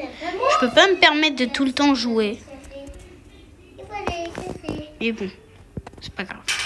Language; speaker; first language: French; native; French